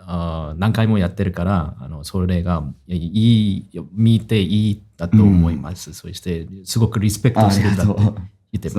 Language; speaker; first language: Japanese; non-native, fluent; Korean